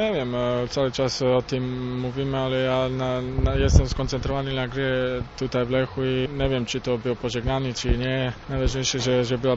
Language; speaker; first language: Polish; non-native, fluent; Bosnian